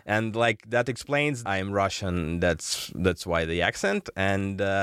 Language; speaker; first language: English; non-native, fluent; Russian